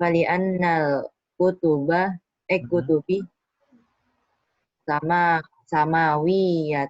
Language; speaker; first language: Arabic; non-native, learner; Indonesian